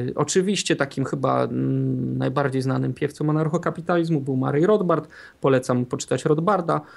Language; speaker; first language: Polish; native; Polish